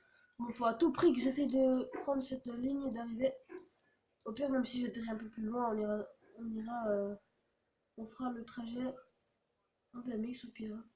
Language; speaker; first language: French; native; French